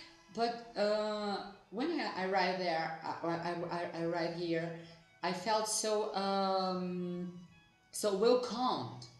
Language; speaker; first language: English; non-native, fluent; Portuguese